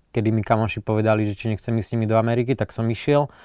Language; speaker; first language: Slovak; native; Slovak